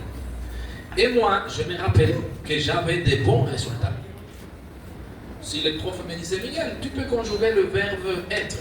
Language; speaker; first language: French; non-native, fluent; Spanish